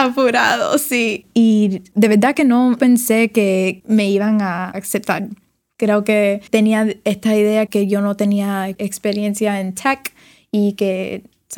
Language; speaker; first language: Spanish; early bilingual, other home language; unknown